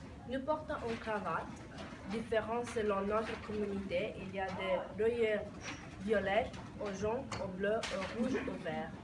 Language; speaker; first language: French; non-native, learner; English